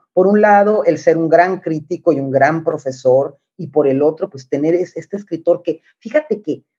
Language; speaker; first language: Spanish; native; Spanish